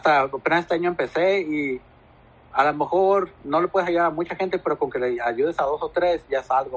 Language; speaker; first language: Spanish; native; Spanish